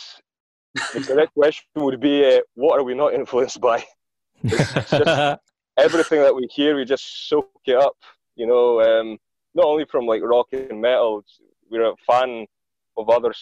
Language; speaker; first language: English; non-native, fluent; Greek